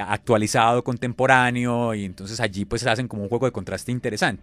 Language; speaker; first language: Spanish; native; Spanish